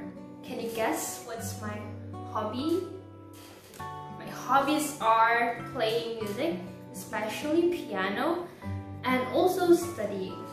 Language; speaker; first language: English; non-native, learner; Indonesian